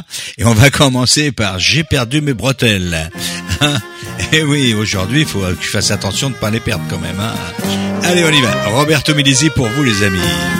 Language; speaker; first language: French; native; French